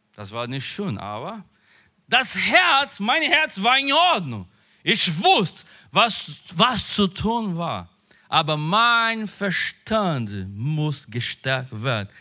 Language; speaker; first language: German; non-native, learner; Portuguese